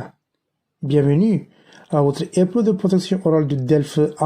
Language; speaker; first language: French; non-native, fluent; Tamil